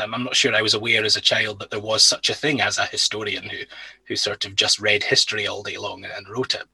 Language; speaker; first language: English; native; English